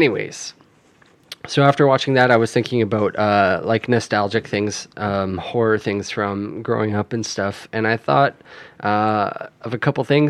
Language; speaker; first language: English; native; English